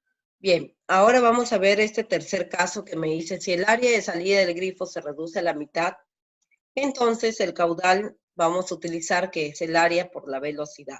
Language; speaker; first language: Spanish; native; Spanish